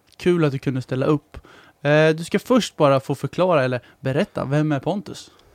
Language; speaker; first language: Swedish; native; Swedish